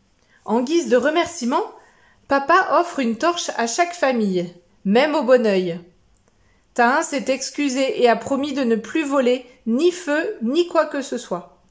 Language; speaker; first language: French; native; French